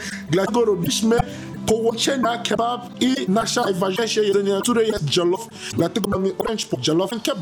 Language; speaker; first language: Polish; non-native, learner; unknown